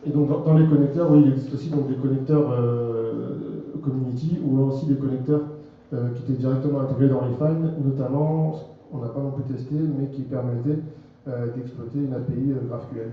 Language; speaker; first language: French; native; French